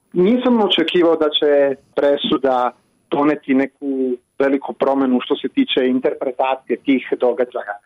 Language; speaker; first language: Croatian; non-native, fluent; Italian